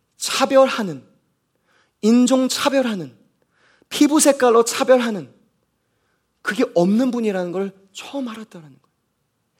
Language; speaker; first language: Korean; native; Korean